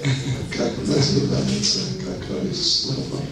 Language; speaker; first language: Russian; non-native, learner; English